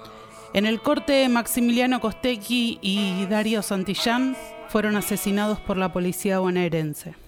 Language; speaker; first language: Spanish; native; Spanish